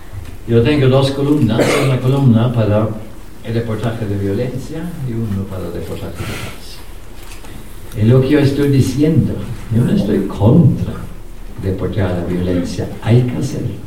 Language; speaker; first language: Spanish; non-native, fluent; Norwegian